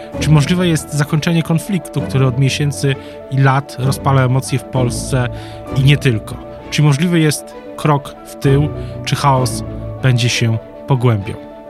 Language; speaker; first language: Polish; native; Polish